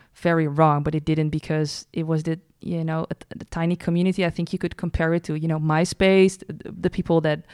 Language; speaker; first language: English; non-native, fluent; Dutch